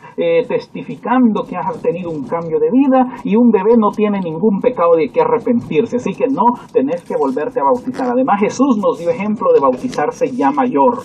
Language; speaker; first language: Spanish; native; Spanish